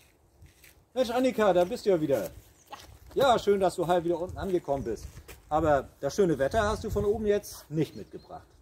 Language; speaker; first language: German; native; German